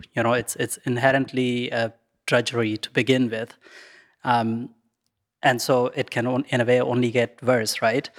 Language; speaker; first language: English; non-native, local second language; Urdu